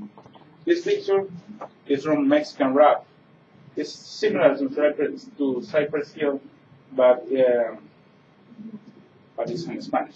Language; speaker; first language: English; non-native, learner; Spanish